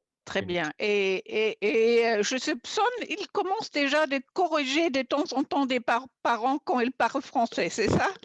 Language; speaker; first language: French; non-native, fluent; German